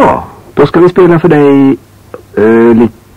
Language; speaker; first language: Swedish; native; Swedish